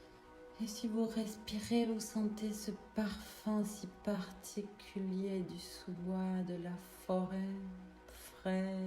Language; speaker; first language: French; native; French